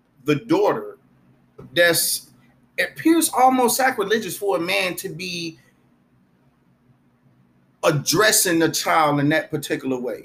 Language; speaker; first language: English; native; English